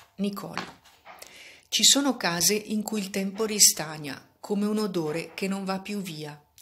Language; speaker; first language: Italian; native; Italian